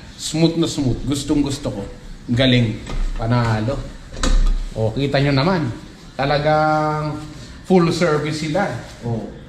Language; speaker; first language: Filipino; native; Filipino